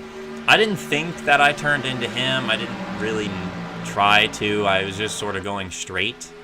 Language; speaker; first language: English; native; English